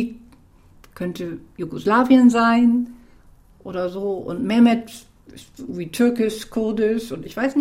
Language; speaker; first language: German; native; German